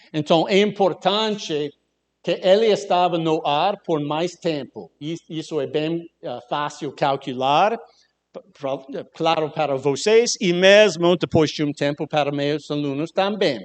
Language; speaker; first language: Portuguese; non-native, learner; English